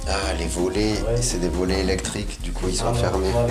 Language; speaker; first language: French; native; French